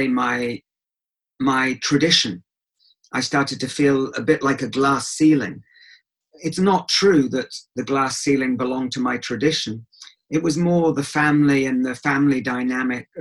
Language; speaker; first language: English; native; English